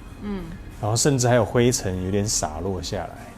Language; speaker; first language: Chinese; native; Chinese